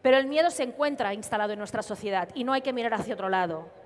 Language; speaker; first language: Spanish; native; Spanish